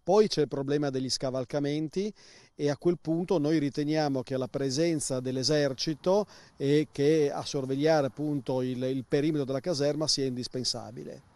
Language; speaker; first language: Italian; native; Italian